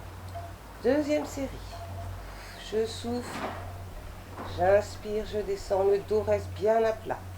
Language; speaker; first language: French; native; French